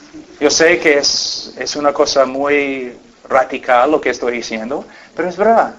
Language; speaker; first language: Spanish; non-native, fluent; English